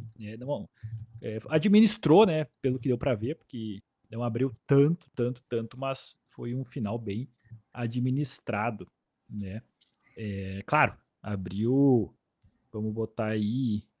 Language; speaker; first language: Portuguese; native; Portuguese